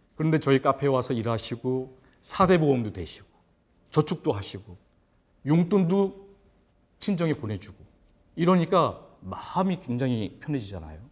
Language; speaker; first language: Korean; native; Korean